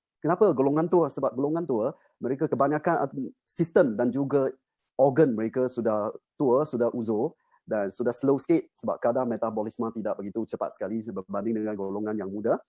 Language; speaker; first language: Malay; non-native, local second language; Chinese